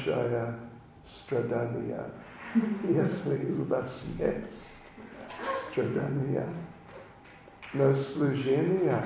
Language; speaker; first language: Russian; non-native, learner; English